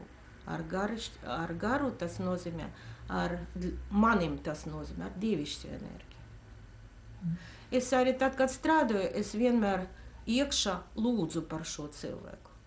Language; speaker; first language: Latvian; non-native, local second language; Russian